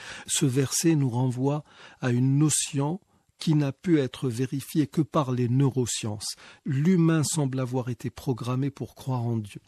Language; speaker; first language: French; non-native, local second language; Arabic